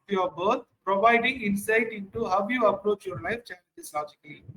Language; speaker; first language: English; non-native, local second language; Tamil